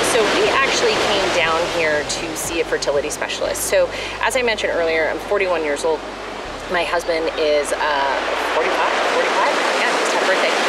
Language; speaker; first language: English; native; English